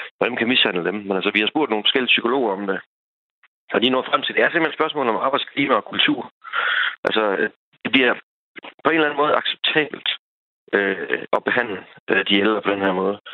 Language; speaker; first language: Danish; native; Danish